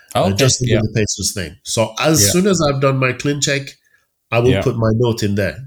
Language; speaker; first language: English; early bilingual, other home language; Persian